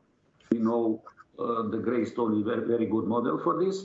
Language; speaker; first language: English; non-native, learner; Serbian